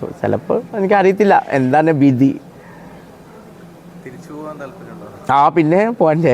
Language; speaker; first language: Malayalam; non-native, local second language; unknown